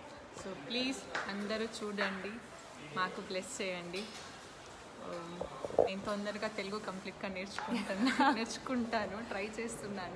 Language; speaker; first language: Telugu; non-native, learner; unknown